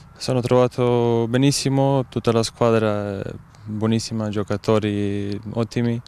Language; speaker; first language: Italian; non-native, learner; Croatian